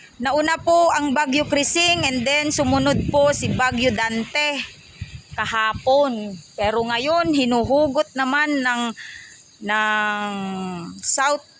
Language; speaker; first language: Filipino; non-native, local second language; Iloko